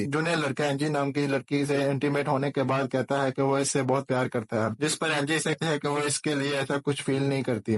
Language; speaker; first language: Hindi; native; Hindi